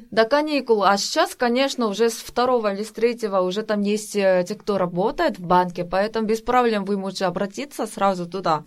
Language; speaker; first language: Russian; non-native, fluent; Korean